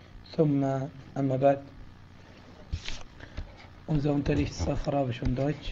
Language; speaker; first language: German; non-native, fluent; Arabic